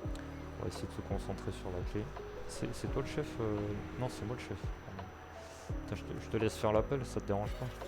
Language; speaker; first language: French; native; French